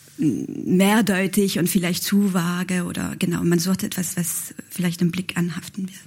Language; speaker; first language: German; non-native, local second language; French